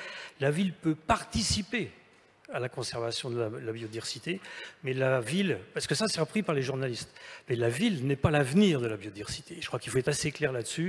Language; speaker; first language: French; native; French